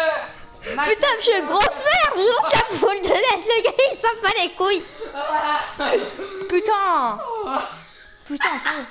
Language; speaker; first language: French; native; French